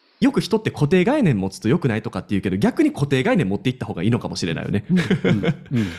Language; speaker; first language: Japanese; native; Japanese